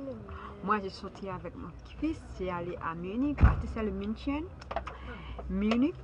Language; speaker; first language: French; non-native, learner; Haitian Creole